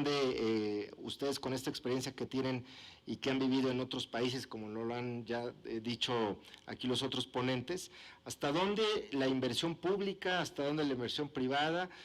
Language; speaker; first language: Spanish; native; Spanish